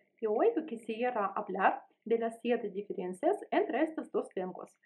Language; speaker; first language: Spanish; non-native, learner; Russian